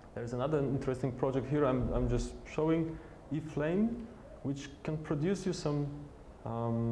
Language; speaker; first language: English; non-native, fluent; Polish